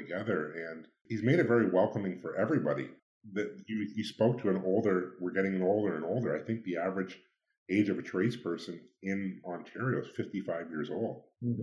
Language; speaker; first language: English; native; English